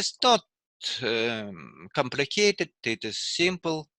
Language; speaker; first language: English; non-native, learner; Russian